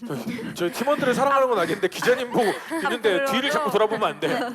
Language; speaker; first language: Korean; native; Korean